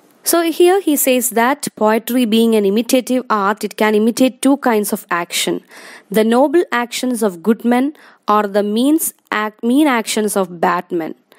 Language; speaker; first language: English; non-native, local second language; Malayalam